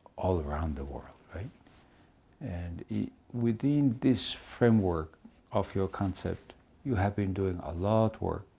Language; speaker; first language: English; non-native, fluent; Mongolian